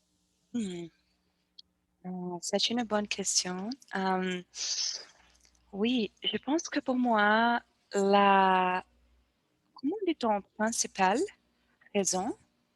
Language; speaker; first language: French; non-native, learner; Portuguese